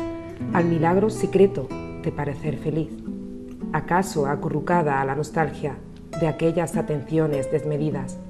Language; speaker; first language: Spanish; native; Spanish